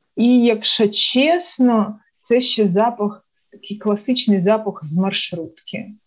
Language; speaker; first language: Ukrainian; non-native, local second language; Russian